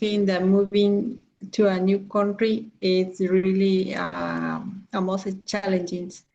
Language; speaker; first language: English; non-native, learner; Spanish